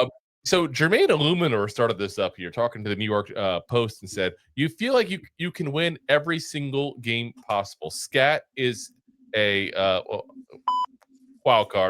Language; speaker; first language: English; native; English